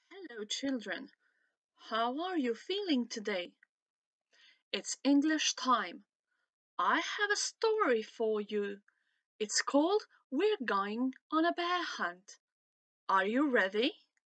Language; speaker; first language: English; non-native, fluent; Slovenian